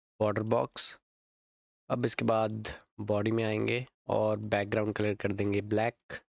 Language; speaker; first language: Hindi; native; Hindi